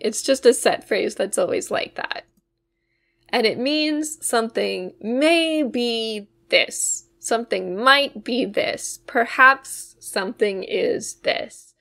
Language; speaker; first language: English; native; English